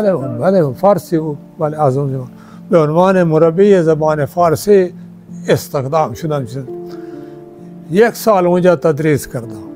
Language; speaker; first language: Persian; non-native, fluent; Punjabi